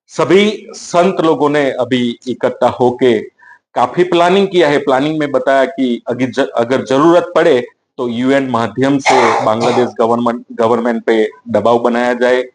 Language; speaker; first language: Hindi; non-native, local second language; Gujarati